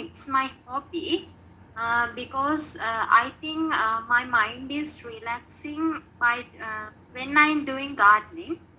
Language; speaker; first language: English; non-native, learner; Sinhala